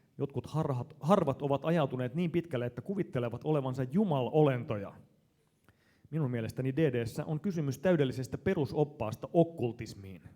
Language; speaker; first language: Finnish; native; Finnish